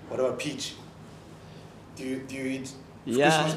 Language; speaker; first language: English; non-native, learner; Japanese